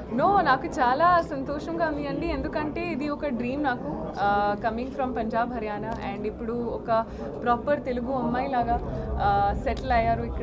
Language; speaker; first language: Telugu; non-native, learner; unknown